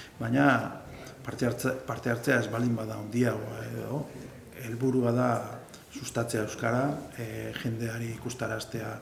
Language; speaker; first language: Basque; non-native, local second language; Spanish